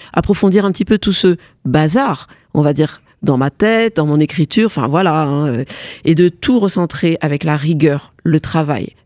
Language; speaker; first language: French; early bilingual, other home language; Morisyen